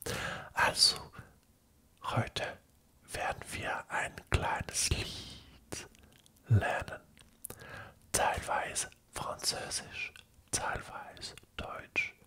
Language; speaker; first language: German; non-native, learner; French